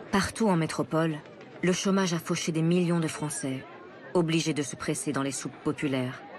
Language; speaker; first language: French; native; French